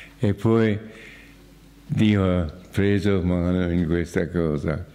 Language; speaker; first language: Italian; non-native, fluent; English